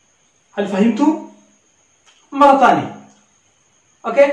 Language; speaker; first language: Arabic; non-native, learner; Malayalam